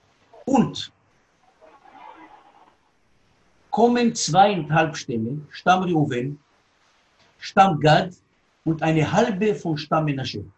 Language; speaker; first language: German; non-native, learner; Hebrew